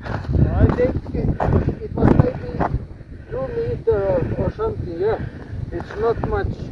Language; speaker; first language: English; non-native, fluent; Finnish